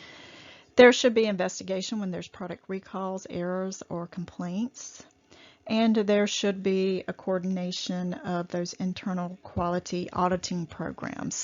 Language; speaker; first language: English; native; English